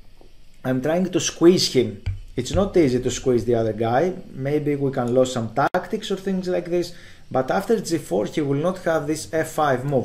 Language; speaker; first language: English; non-native, fluent; Greek